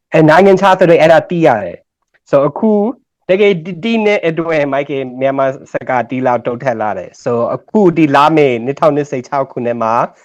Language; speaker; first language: Burmese; non-native, learner; English